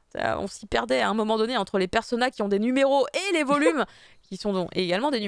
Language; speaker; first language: French; native; French